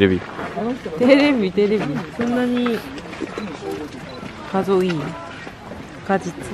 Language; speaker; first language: Japanese; non-native, fluent; Korean